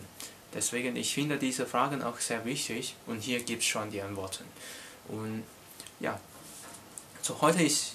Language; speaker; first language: German; non-native, learner; Cantonese